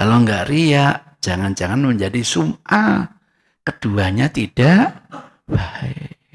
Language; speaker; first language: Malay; non-native, local second language; Javanese